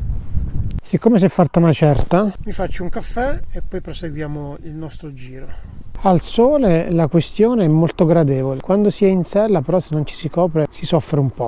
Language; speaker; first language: Italian; native; Italian